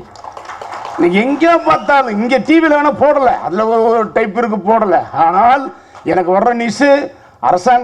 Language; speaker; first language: Tamil; native; Tamil